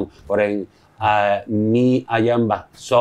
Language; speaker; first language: Indonesian; non-native, learner; Spanish